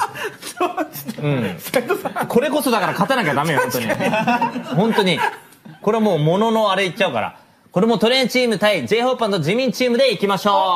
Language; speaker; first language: Japanese; native; Japanese